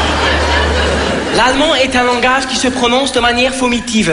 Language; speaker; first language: French; native; French